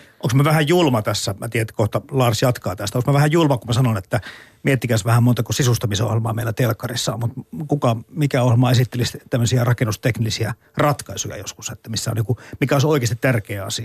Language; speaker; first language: Finnish; native; Finnish